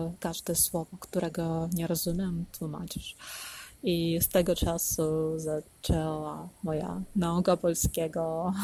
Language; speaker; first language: Polish; non-native, learner; Ukrainian